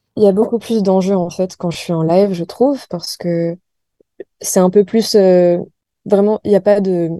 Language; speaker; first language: French; native; French